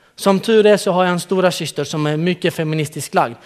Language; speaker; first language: Swedish; early bilingual, other home language; Central Kurdish